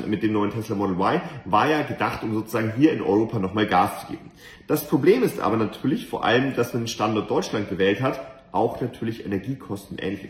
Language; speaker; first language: German; native; German